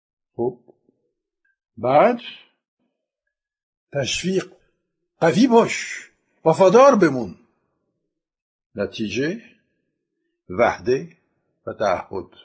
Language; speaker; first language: Persian; non-native, fluent; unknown